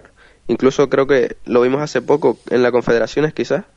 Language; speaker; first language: Spanish; native; Spanish